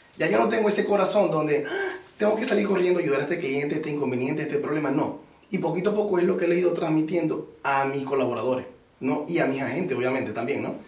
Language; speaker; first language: Spanish; native; Spanish